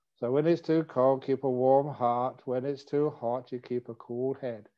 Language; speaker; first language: English; native; English